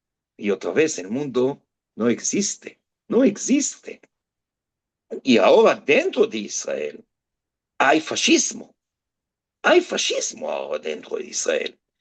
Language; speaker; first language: Spanish; non-native, fluent; Hebrew